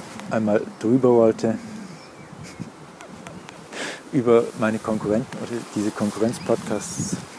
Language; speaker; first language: German; native; German